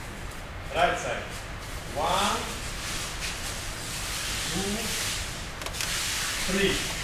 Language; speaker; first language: English; non-native, learner; Russian